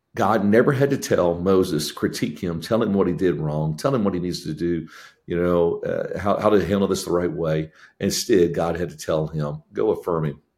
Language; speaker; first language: English; native; English